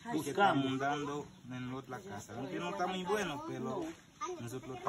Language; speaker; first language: Spanish; non-native, learner; Haitian Creole